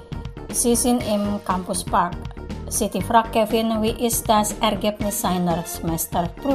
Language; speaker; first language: German; non-native, fluent; Indonesian